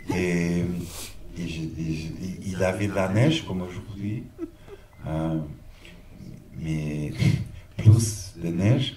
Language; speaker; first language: French; non-native, fluent; Portuguese